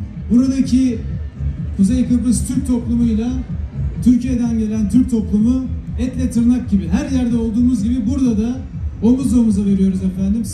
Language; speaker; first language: Turkish; native; Turkish